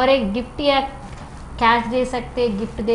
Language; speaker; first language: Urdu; non-native, local second language; Telugu